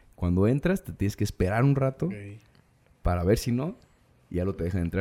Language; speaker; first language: Spanish; native; Spanish